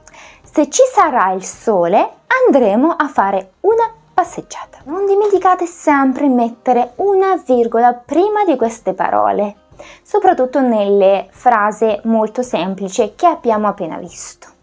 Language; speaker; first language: Italian; non-native, fluent; Russian